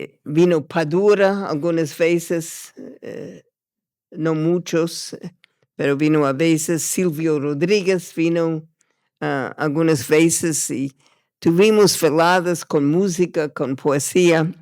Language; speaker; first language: Spanish; non-native, fluent; English